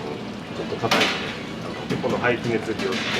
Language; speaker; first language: Japanese; native; Japanese